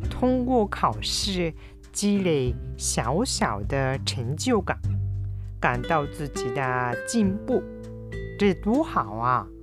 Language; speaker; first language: Chinese; non-native, fluent; Japanese